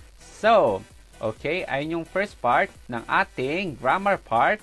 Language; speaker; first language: English; non-native, local second language; Filipino